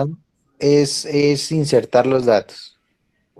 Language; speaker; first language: Spanish; native; Spanish